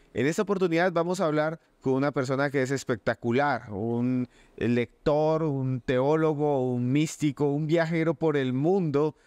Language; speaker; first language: Spanish; native; Spanish